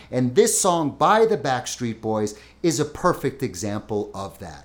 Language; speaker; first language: English; native; English